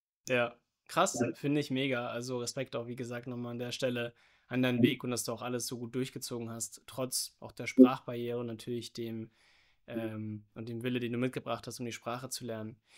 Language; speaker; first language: German; native; German